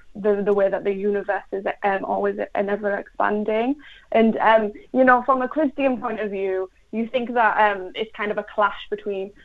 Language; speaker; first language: English; native; English